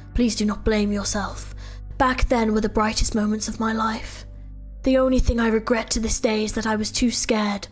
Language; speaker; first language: English; native; English